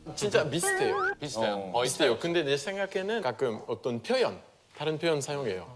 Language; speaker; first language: Korean; non-native, fluent; Italian